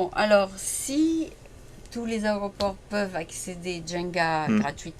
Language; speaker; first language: French; native; French